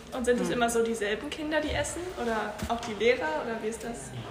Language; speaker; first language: German; native; German